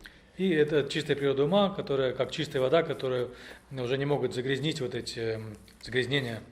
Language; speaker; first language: Russian; native; Russian